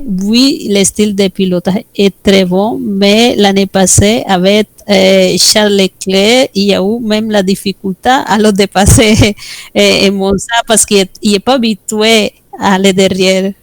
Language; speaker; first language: French; non-native, fluent; Spanish